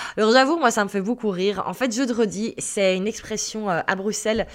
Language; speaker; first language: French; native; French